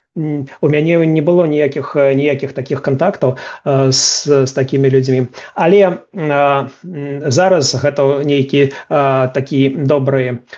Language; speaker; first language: Belarusian; non-native, local second language; Russian